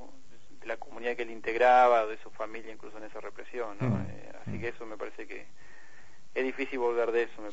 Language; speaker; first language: Spanish; native; Spanish